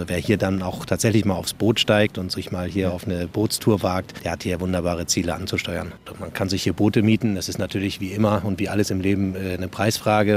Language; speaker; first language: German; native; German